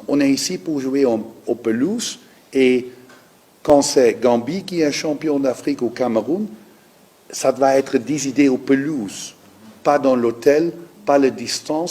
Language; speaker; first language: French; non-native, learner; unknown